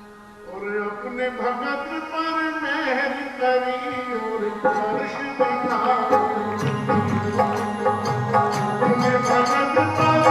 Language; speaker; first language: Hindi; native; Hindi